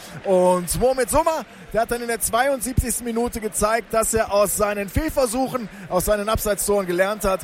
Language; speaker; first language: German; native; German